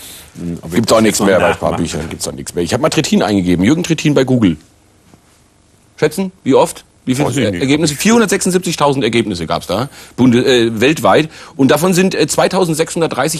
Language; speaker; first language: German; native; German